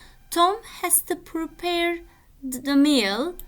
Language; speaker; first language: English; non-native, fluent; Turkish